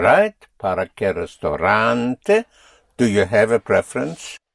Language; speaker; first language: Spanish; non-native, fluent; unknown